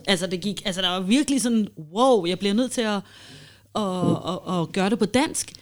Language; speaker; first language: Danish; early bilingual, heritage; Danish